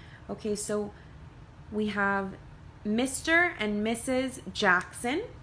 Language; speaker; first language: English; native; English